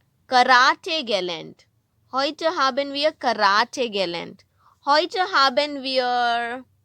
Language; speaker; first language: German; non-native, fluent; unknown